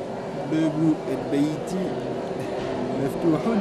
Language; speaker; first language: Arabic; non-native, learner; French